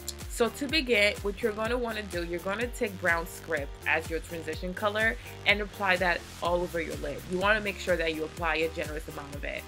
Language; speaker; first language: English; native; English